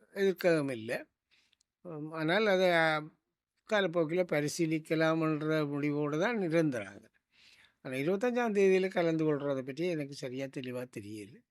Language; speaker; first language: Tamil; native; Tamil